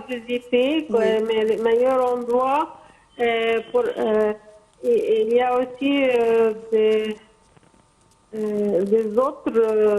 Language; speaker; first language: French; non-native, fluent; Arabic